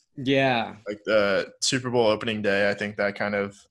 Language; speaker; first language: English; native; English